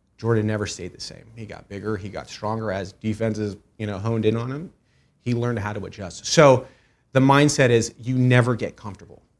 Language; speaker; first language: English; early bilingual, other home language; Persian